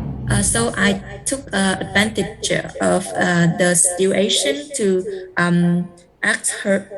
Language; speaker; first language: English; non-native, learner; Vietnamese